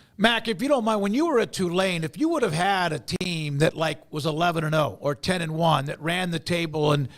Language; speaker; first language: English; native; English